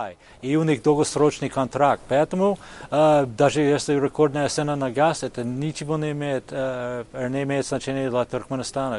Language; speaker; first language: Russian; non-native, fluent; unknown